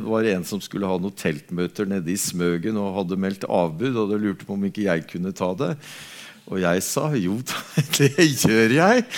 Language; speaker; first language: Norwegian; native; Norwegian